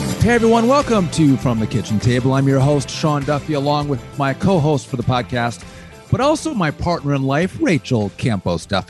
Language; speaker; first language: English; native; English